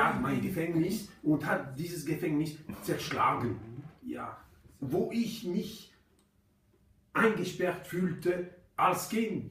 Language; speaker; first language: German; non-native, fluent; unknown